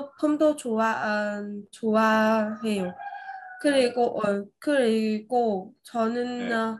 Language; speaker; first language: Korean; non-native, learner; Vietnamese